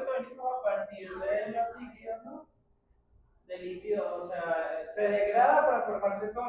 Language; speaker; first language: Spanish; native; Spanish